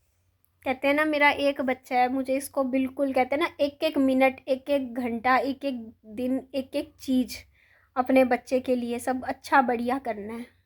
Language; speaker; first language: Hindi; native; Hindi